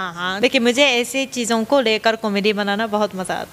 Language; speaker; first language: Hindi; non-native, fluent; Japanese